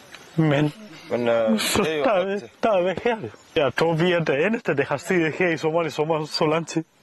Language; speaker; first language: Danish; non-native, fluent; Spanish